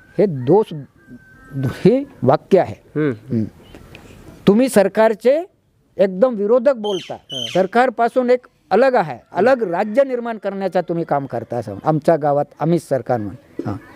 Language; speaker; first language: Marathi; non-native, local second language; Gondi